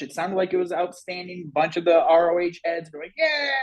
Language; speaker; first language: English; native; English